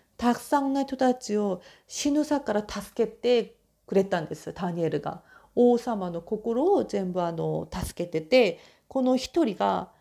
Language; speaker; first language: Japanese; non-native, fluent; Korean